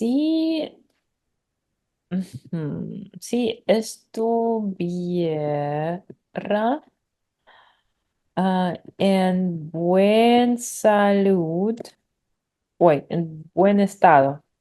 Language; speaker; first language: Spanish; non-native, learner; English